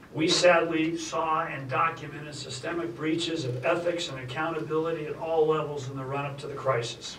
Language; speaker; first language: English; native; English